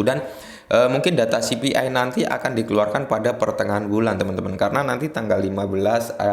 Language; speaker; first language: Indonesian; native; Indonesian